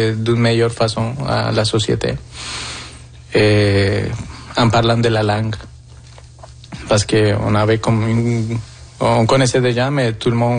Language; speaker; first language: French; non-native, fluent; Spanish